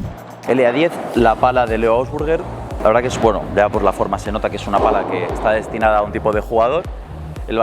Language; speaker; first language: Spanish; native; Spanish